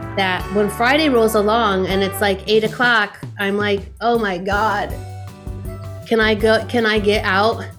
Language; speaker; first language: English; native; English